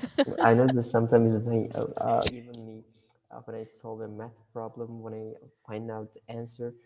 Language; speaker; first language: English; non-native, fluent; Turkish